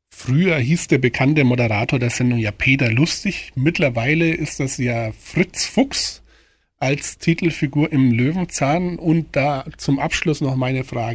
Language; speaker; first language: German; native; German